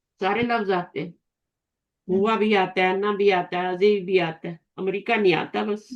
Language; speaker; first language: Urdu; native; Urdu